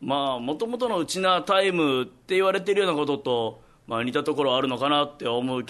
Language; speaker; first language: Japanese; native; Japanese